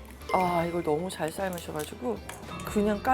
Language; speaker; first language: Korean; native; Korean